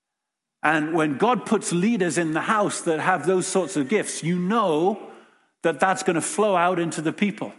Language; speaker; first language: English; native; English